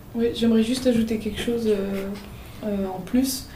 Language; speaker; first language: French; native; French